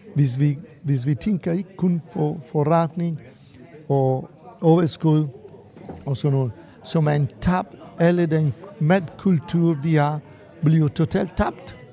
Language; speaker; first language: Danish; non-native, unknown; Italian